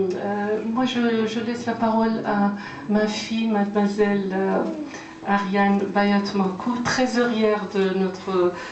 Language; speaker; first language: French; non-native, fluent; Persian